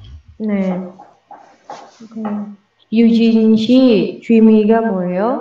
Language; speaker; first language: Korean; non-native, learner; Indonesian